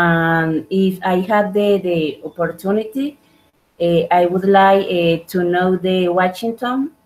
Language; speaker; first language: English; non-native, learner; Spanish